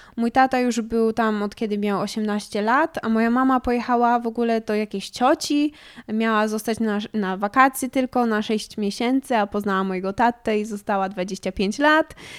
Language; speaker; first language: Polish; early bilingual, heritage; Polish